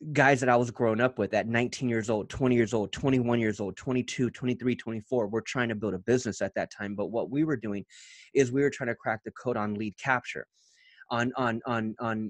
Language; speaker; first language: English; native; English